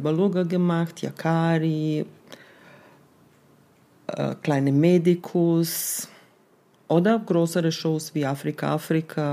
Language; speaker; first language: German; non-native, fluent; Serbian